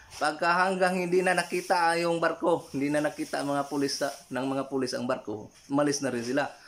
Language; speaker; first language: Filipino; non-native, local second language; Cebuano